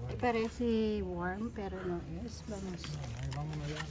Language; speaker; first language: Spanish; non-native, learner; Filipino